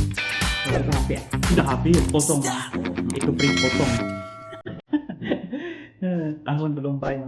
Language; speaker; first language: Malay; non-native, learner; Filipino